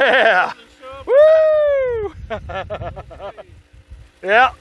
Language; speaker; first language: English; native; English